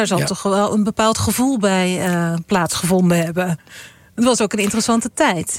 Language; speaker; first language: Dutch; native; Dutch